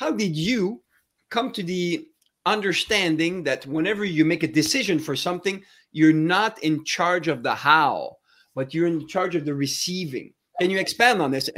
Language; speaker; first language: English; non-native, fluent; French